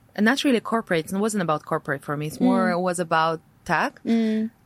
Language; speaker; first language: English; non-native, fluent; Latvian